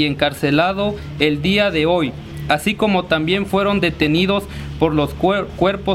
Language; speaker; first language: Spanish; native; Spanish